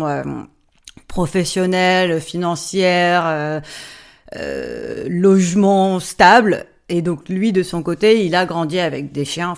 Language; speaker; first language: French; native; French